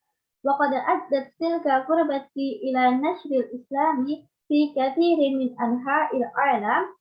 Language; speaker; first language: Arabic; non-native, learner; Indonesian